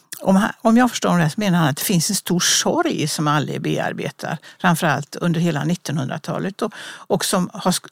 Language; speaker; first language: Swedish; native; Swedish